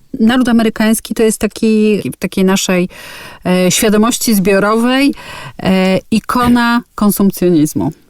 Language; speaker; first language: Polish; native; Polish